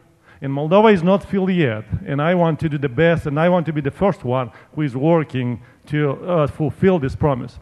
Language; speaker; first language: English; non-native, fluent; Romanian